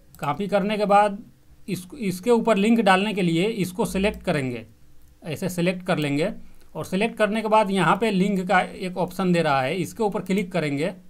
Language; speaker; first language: Hindi; native; Hindi